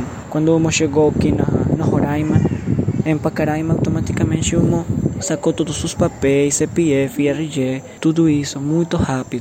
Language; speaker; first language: Portuguese; non-native, learner; Spanish